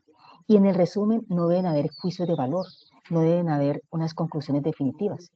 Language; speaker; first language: Spanish; native; Spanish